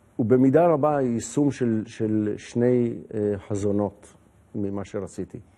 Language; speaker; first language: Hebrew; native; Hebrew